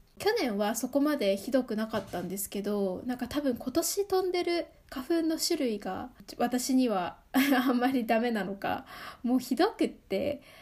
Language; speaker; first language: Japanese; native; Japanese